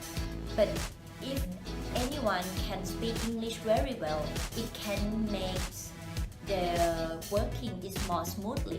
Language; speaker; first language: English; non-native, fluent; Thai